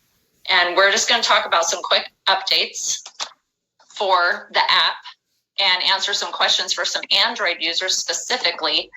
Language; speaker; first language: English; native; English